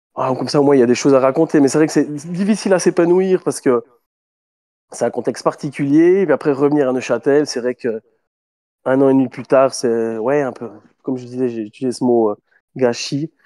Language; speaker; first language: French; native; French